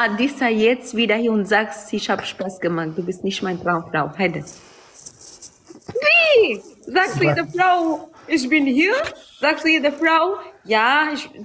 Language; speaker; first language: German; non-native, learner; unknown